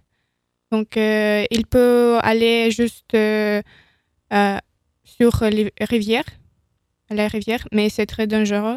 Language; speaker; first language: French; non-native, learner; Ukrainian